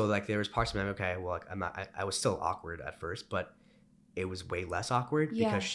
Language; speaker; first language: English; early bilingual, other home language; Romanian